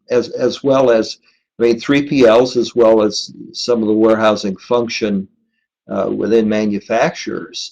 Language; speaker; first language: English; native; English